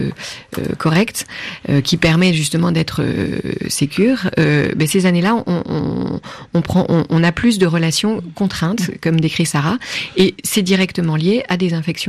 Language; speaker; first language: French; native; French